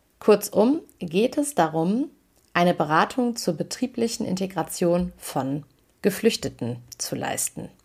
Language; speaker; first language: German; native; German